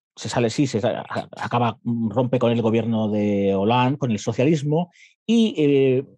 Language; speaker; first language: Spanish; native; Spanish